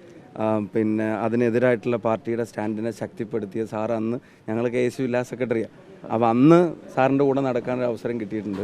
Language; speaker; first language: Malayalam; native; Malayalam